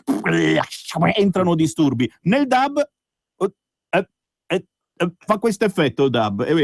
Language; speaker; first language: Italian; native; Italian